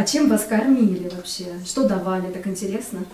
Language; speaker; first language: Russian; native; Russian